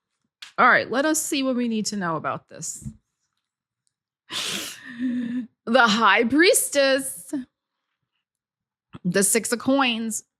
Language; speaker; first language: English; native; English